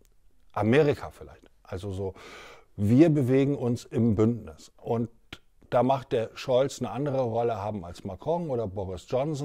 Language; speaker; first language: German; native; German